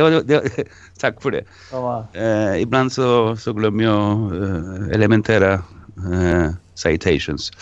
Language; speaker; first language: Swedish; non-native, fluent; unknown